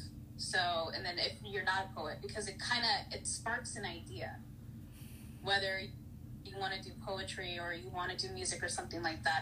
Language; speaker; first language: English; native; English